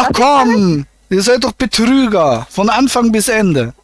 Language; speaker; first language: German; native; German